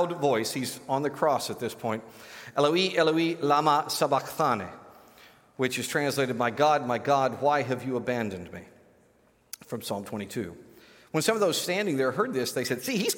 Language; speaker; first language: English; native; English